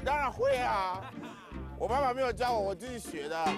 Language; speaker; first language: Chinese; non-native, fluent; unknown